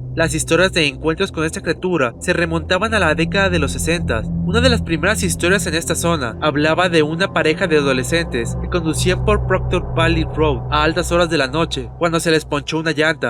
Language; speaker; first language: Spanish; native; Spanish